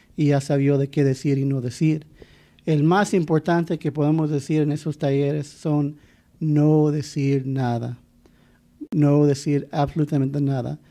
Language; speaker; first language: Spanish; non-native, fluent; English